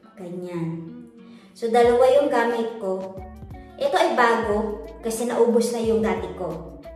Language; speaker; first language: Filipino; native; Filipino